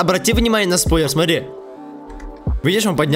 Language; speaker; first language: Russian; native; Russian